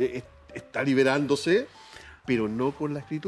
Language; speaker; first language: Spanish; native; Spanish